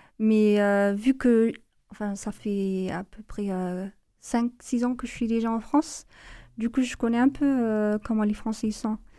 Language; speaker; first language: French; non-native, fluent; Amharic